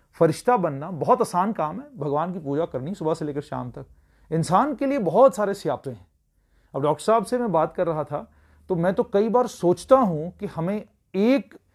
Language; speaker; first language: Hindi; native; Hindi